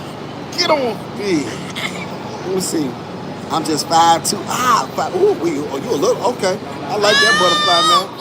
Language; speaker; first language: English; native; English